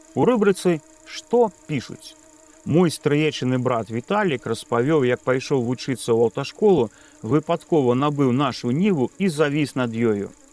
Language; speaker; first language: Belarusian; native; Belarusian